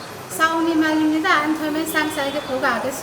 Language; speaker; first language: Korean; non-native, learner; Nepali